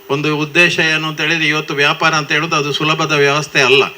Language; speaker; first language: Kannada; native; Kannada